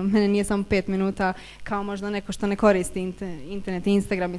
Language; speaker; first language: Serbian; early bilingual, heritage; Bosnian